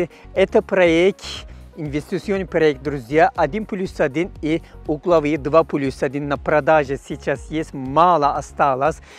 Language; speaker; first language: Russian; non-native, fluent; Turkish